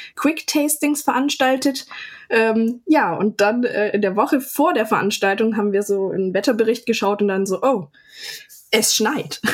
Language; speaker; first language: German; native; German